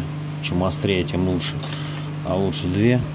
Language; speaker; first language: Russian; native; Russian